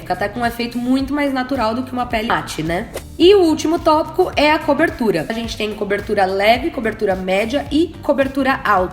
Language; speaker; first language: Portuguese; native; Portuguese